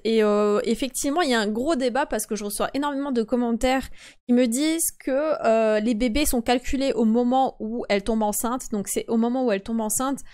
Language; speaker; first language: French; early bilingual, other home language; Polish